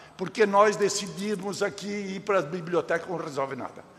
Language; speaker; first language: Portuguese; native; Portuguese